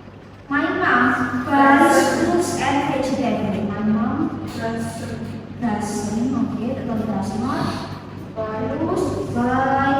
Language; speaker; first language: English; non-native, learner; Indonesian